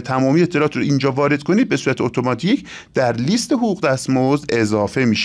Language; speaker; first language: Persian; native; Persian